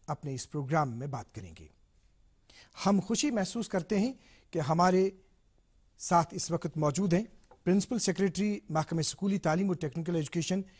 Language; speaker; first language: Urdu; non-native, local second language; Kashmiri